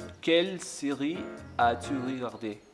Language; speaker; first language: French; non-native, learner; English